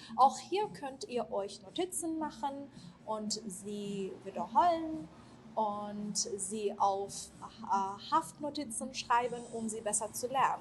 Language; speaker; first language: German; non-native, fluent; Persian